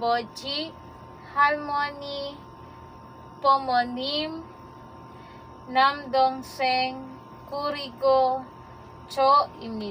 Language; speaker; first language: Korean; non-native, learner; Filipino